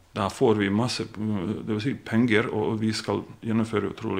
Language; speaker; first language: Norwegian; non-native, fluent; Bosnian